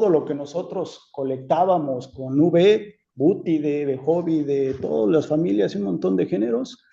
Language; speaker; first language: Spanish; native; Spanish